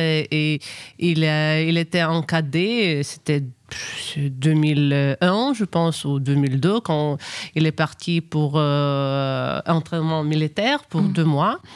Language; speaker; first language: French; non-native, fluent; Ukrainian